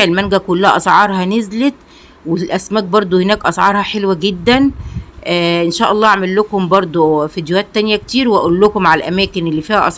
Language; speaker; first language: Arabic; native; Arabic